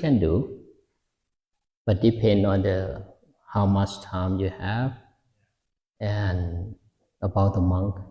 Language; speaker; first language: English; non-native, fluent; Lao